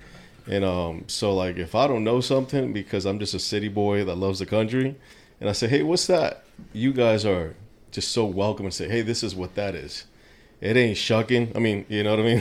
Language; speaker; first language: English; native; English